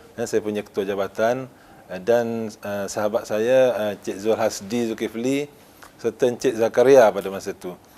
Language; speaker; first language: Malay; native; Malay